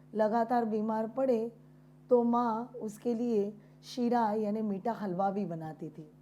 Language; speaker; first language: Hindi; non-native, local second language; Marathi